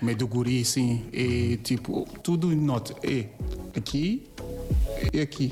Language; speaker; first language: Portuguese; non-native, learner; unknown